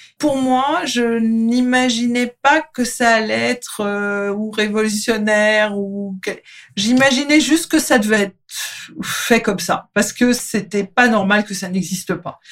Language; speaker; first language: French; native; French